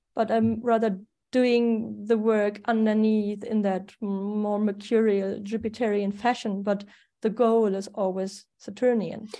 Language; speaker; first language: English; non-native, fluent; German